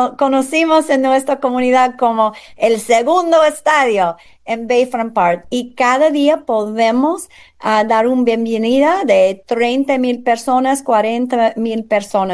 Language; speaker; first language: Spanish; non-native, fluent; English